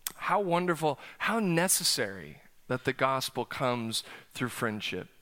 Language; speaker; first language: English; native; English